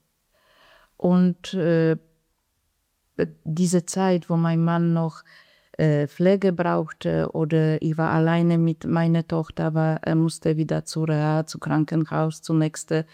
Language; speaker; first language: German; non-native, fluent; Polish